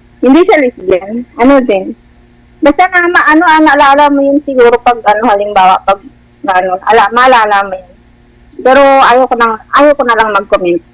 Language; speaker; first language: Filipino; non-native, local second language; Hiligaynon